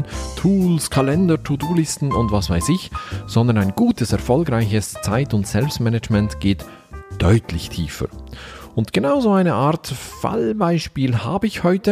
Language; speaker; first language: German; native; German